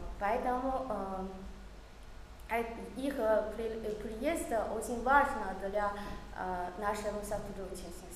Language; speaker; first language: Russian; non-native, learner; Chinese